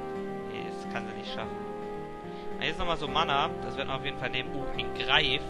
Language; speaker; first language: German; native; German